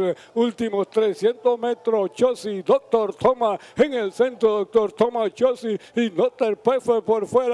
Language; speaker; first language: Spanish; native; Spanish